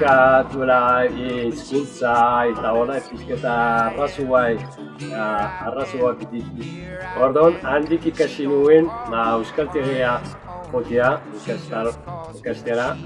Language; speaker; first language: Basque; non-native, learner; Arabic